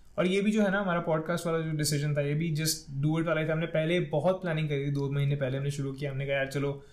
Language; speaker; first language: Hindi; non-native, local second language; Punjabi